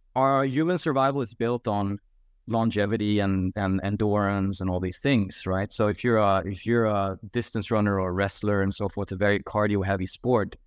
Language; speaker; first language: English; non-native, fluent; Swedish